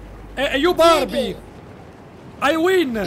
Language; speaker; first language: English; non-native, learner; Italian